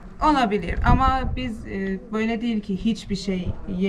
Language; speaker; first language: Turkish; non-native, fluent; Persian